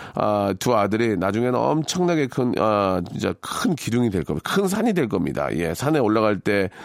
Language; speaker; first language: Korean; native; Korean